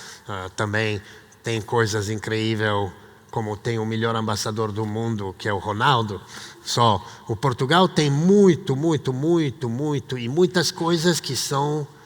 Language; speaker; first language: Portuguese; non-native, fluent; Italian